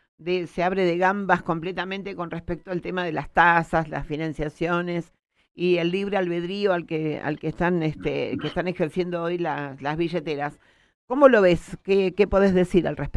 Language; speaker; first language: Spanish; native; Spanish